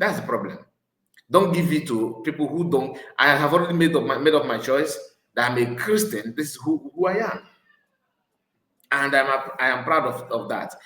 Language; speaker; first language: English; non-native, local second language; Igbo